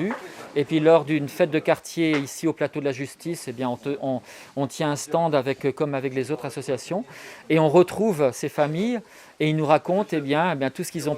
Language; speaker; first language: French; native; French